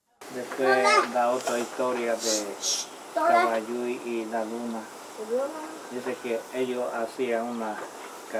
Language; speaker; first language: Spanish; non-native, local second language; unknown